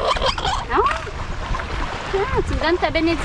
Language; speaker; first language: French; non-native, learner; Spanish